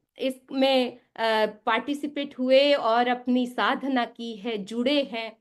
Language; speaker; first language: Hindi; native; Hindi